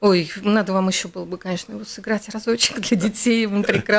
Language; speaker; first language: Russian; native; Russian